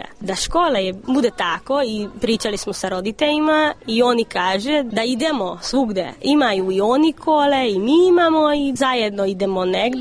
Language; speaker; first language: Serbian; non-native, local second language; Hungarian